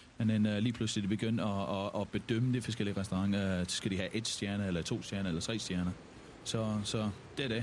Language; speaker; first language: Danish; non-native, fluent; English